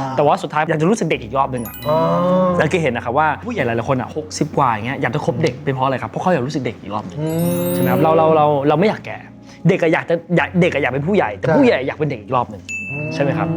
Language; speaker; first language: Thai; non-native, fluent; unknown